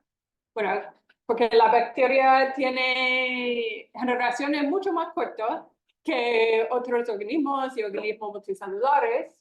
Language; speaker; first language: Spanish; non-native, fluent; English